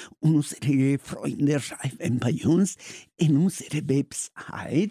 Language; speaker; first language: German; non-native, learner; Spanish